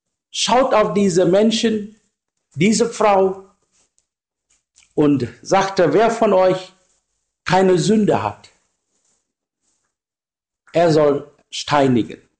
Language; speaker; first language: German; non-native, learner; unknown